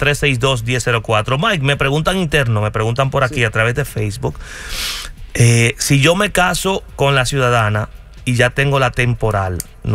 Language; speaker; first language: Spanish; native; Spanish